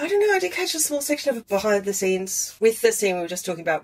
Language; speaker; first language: English; native; English